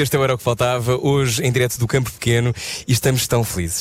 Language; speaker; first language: Portuguese; native; Portuguese